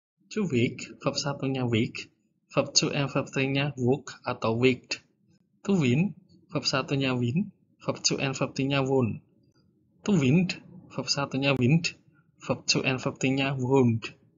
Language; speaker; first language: English; non-native, fluent; Indonesian